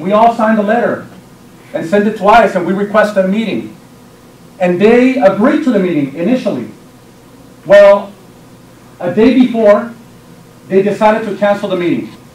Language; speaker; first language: English; early bilingual, other home language; Spanish